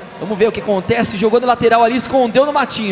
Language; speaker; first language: Portuguese; native; Portuguese